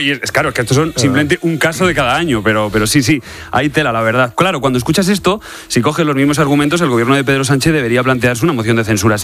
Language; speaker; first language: Spanish; native; Spanish